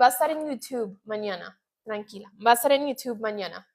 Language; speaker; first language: Spanish; non-native, fluent; English